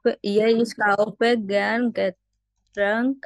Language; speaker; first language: German; non-native, learner; Bangla